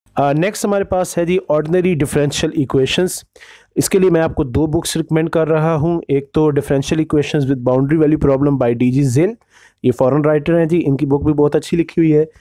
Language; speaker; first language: Urdu; native; Urdu